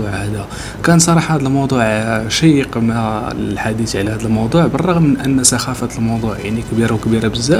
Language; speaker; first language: Arabic; native; Arabic